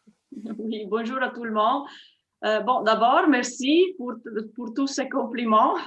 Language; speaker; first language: French; non-native, fluent; Italian